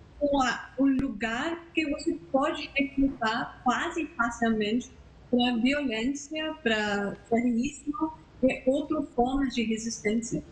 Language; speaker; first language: Portuguese; non-native, fluent; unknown